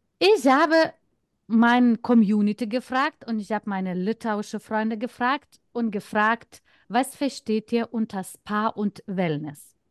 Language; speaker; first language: German; non-native, fluent; Lithuanian